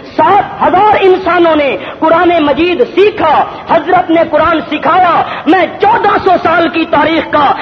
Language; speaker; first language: Urdu; non-native, local second language; Punjabi